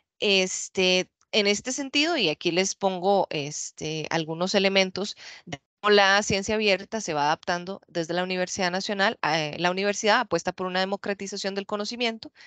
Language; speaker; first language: Spanish; native; Spanish